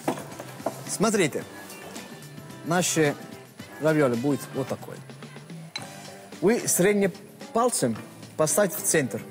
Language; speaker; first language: Russian; non-native, fluent; Italian